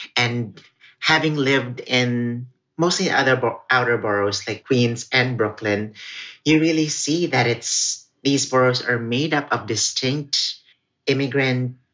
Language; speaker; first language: English; non-native, local second language; Cebuano